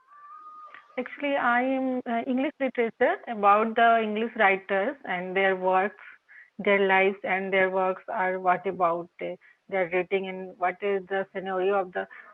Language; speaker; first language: English; non-native, local second language; Hindi